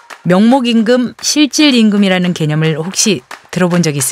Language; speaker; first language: Korean; native; Korean